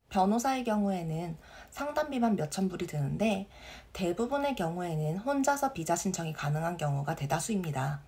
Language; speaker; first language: Korean; native; Korean